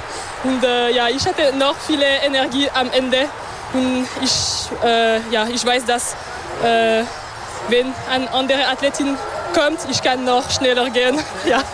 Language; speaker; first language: German; non-native, learner; French